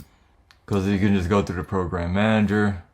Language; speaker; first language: English; native; English